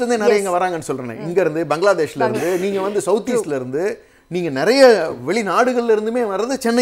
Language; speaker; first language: Tamil; native; Tamil